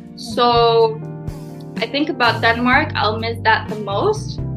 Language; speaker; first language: English; early bilingual, heritage; Turkish